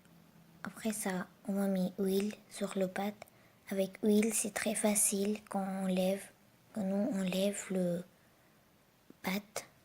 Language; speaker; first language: French; non-native, learner; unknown